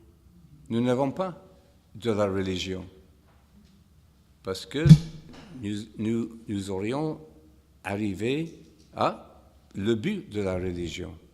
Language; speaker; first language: French; non-native, fluent; English